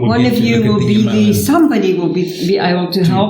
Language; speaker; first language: English; non-native, local second language; Afrikaans